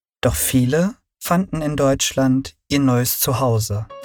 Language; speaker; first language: German; early bilingual, other home language; Turkish